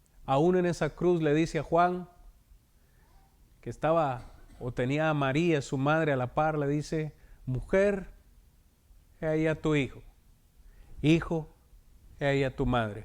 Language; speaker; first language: Spanish; native; Spanish